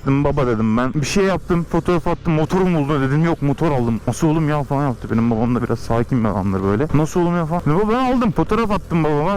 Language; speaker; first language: Turkish; native; Turkish